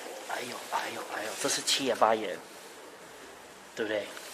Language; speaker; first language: Chinese; early bilingual, heritage; Chinese